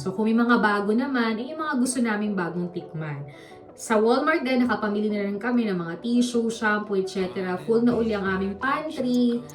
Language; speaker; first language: Filipino; native; Filipino